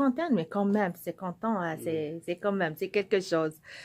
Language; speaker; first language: French; non-native, local second language; Arabic